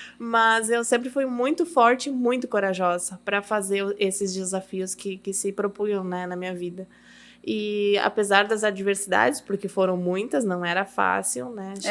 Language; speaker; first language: Portuguese; early bilingual, heritage; Portuguese